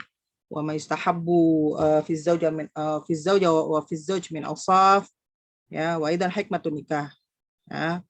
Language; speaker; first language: Arabic; non-native, fluent; Indonesian